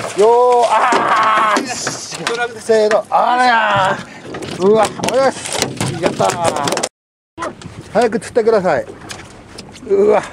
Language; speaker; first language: Japanese; native; Japanese